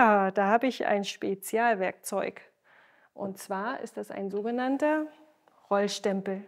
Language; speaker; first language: German; native; German